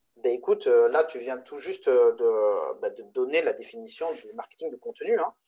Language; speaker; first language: French; non-native, local second language; Arabic